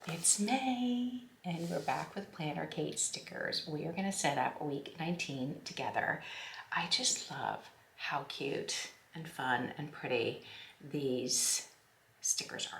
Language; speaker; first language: English; native; English